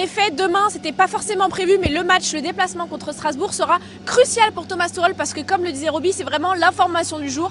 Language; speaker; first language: French; native; French